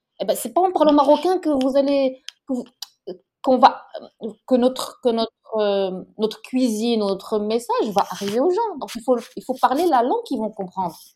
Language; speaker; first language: French; non-native, local second language; Arabic